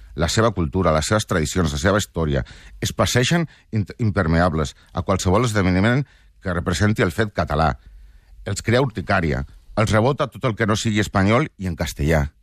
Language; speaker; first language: Catalan; non-native, local second language; Spanish